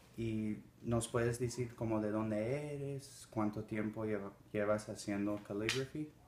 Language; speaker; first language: Spanish; early bilingual, heritage; Spanish